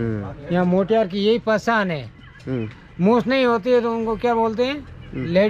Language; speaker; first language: Hindi; non-native, local second language; Marwari